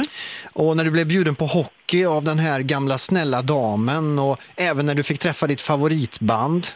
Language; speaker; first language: Swedish; native; Swedish